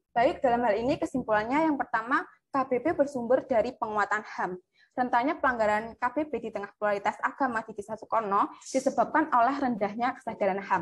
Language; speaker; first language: Indonesian; native; Indonesian